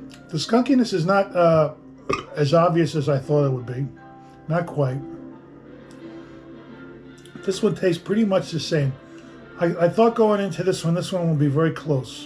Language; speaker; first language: English; native; English